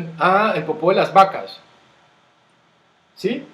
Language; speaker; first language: Spanish; native; Spanish